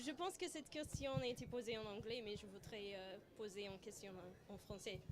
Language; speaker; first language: French; non-native, learner; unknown